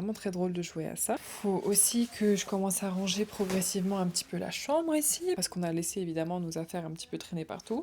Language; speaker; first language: French; native; French